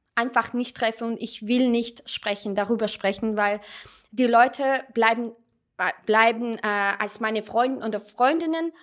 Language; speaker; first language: German; non-native, fluent; Russian